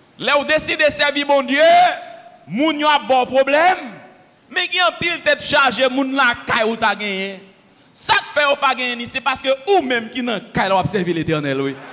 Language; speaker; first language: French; non-native, local second language; Haitian Creole